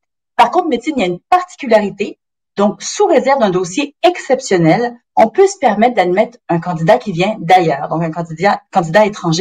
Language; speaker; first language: French; native; French